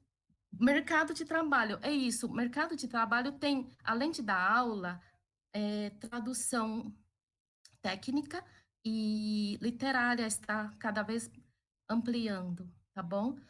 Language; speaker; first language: Portuguese; early bilingual, other home language; Chinese